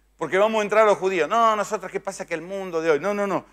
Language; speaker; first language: Spanish; native; Spanish